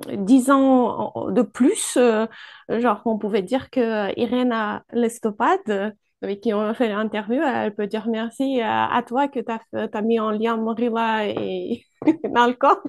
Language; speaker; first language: French; non-native, fluent; Ukrainian